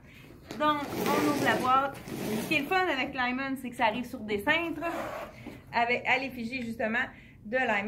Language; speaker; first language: French; native; French